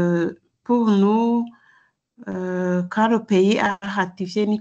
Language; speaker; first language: French; non-native, local second language; Rundi